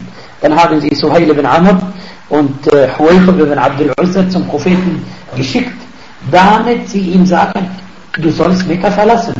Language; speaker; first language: German; non-native, fluent; Arabic